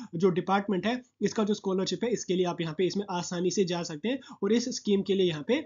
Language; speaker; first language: Hindi; non-native, local second language; Kashmiri